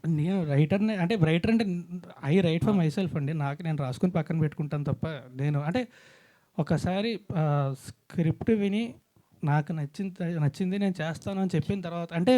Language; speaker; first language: Telugu; native; Telugu